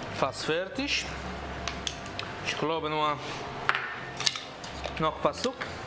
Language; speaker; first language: German; non-native, learner; Italian